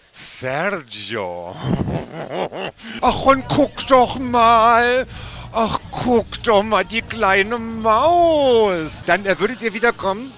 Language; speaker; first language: German; native; German